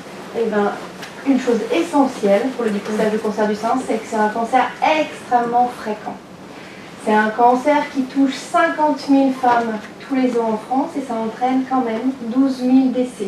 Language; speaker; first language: French; native; French